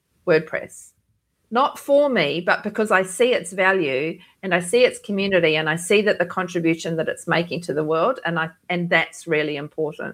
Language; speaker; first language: English; native; English